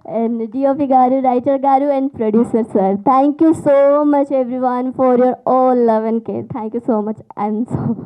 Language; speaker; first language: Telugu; non-native, learner; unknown